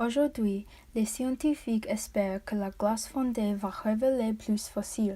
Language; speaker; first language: French; non-native, learner; English